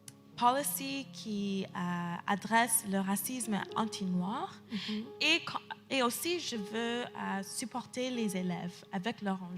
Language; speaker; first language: French; early bilingual, heritage; English